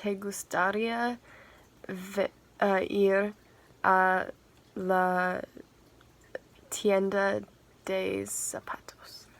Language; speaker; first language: Spanish; non-native, learner; English